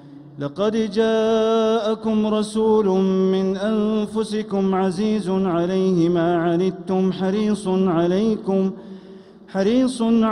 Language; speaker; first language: Arabic; native; Arabic